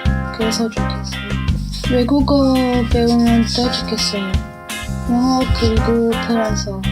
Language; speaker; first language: Korean; non-native, learner; Arabic